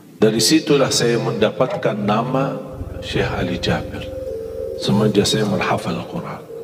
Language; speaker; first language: Malay; non-native, fluent; Arabic